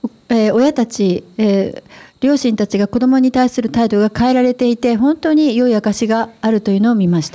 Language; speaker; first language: Japanese; native; Japanese